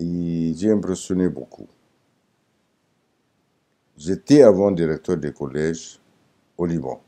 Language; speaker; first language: French; non-native, learner; Arabic